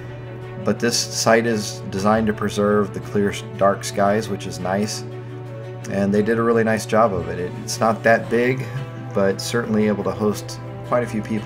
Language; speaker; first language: English; native; English